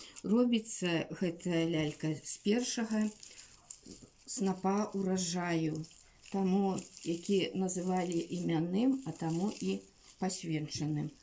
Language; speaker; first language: Belarusian; native; Belarusian